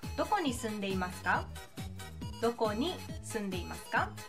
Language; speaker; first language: Japanese; non-native, learner; Portuguese